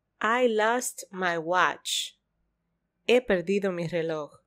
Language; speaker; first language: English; non-native, fluent; Spanish